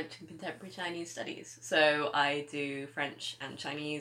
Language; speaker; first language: English; native; English